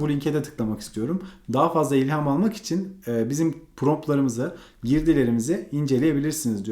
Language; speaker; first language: Turkish; native; Turkish